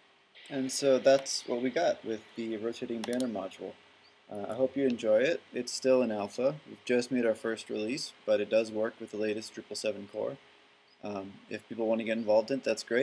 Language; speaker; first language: English; native; English